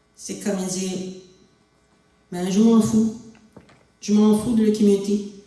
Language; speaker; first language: French; non-native, learner; English